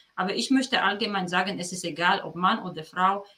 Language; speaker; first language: German; non-native, fluent; Polish